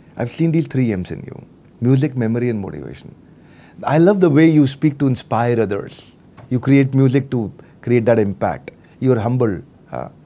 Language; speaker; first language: Hindi; native; Hindi